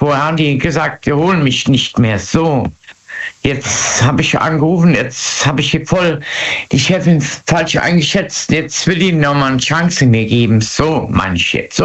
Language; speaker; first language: German; native; German